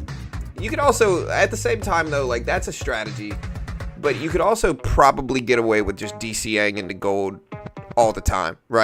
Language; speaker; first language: English; native; English